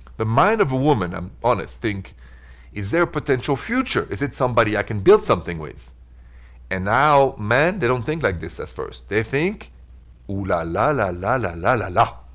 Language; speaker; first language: English; non-native, fluent; French